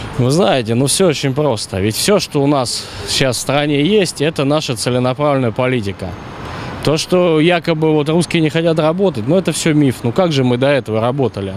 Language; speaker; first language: Russian; native; Russian